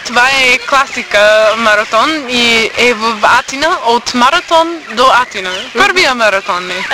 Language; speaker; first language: Bulgarian; non-native, fluent; English